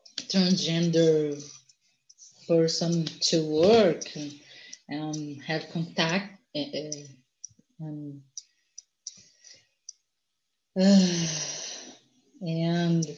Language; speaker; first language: English; non-native, learner; Portuguese